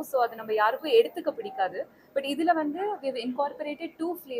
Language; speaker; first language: Tamil; native; Tamil